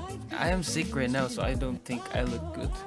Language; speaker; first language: English; non-native, local second language; Filipino